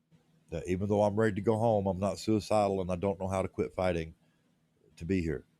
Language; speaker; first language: English; native; English